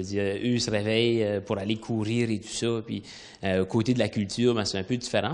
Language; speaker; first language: French; native; French